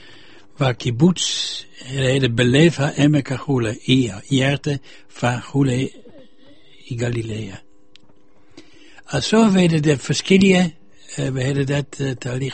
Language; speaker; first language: Danish; non-native, fluent; Dutch